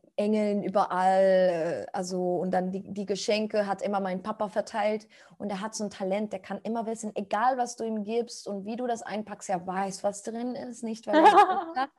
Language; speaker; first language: German; non-native, fluent; Spanish